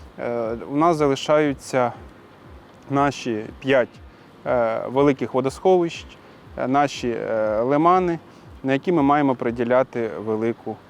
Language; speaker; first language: Ukrainian; native; Ukrainian